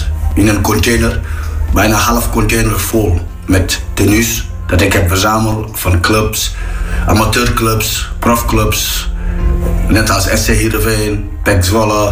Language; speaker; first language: Dutch; non-native, fluent; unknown